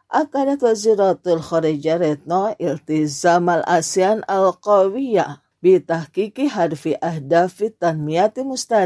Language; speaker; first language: Arabic; non-native, fluent; Indonesian